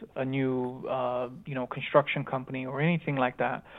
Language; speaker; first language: English; early bilingual, other home language; Romanian